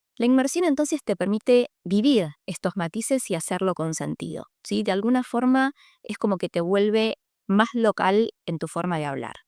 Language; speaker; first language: Spanish; native; Spanish